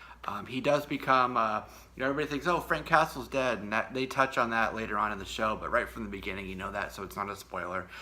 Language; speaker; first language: English; native; English